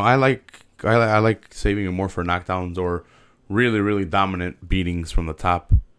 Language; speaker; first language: English; native; English